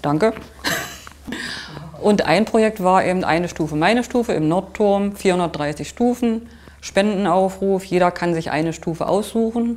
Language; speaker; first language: German; native; German